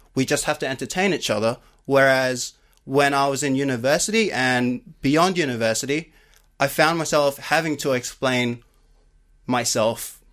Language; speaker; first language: English; native; English